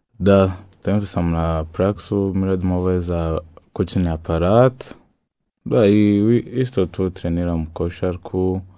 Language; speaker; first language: Croatian; non-native, learner; French